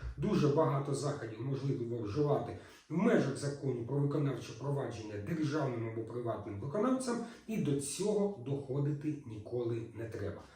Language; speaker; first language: Ukrainian; native; Ukrainian